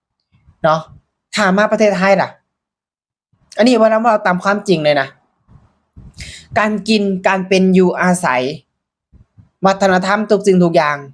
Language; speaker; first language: Thai; non-native, local second language; Northeastern Thai